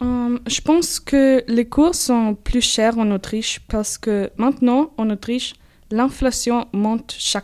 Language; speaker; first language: French; non-native, learner; German